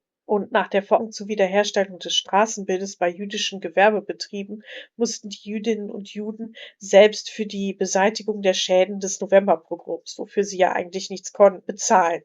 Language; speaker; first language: German; native; German